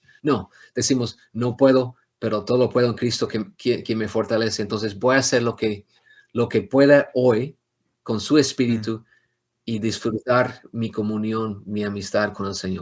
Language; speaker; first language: Spanish; non-native, fluent; English